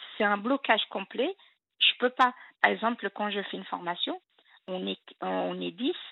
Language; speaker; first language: French; non-native, local second language; Arabic